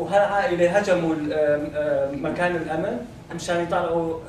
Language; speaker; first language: Arabic; native; Arabic